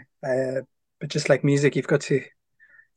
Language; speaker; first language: English; native; English